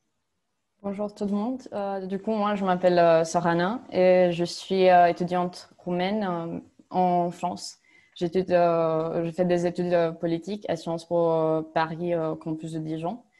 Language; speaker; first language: French; non-native, fluent; Romanian